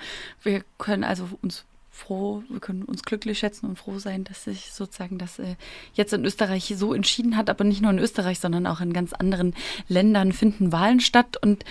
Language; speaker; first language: German; native; German